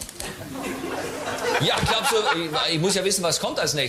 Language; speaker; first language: German; native; German